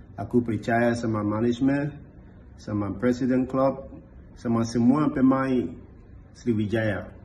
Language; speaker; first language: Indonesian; non-native, learner; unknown